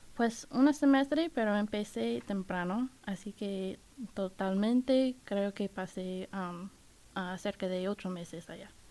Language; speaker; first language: Spanish; non-native, fluent; English